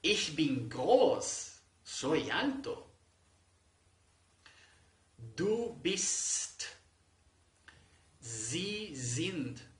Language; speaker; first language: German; non-native, fluent; Spanish